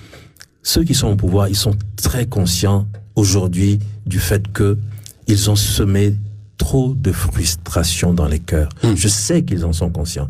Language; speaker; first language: French; non-native, local second language; Ewe